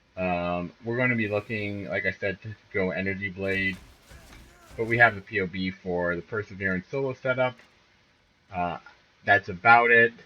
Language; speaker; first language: English; native; English